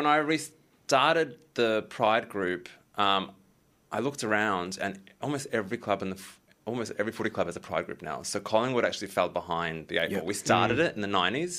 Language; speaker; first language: English; native; English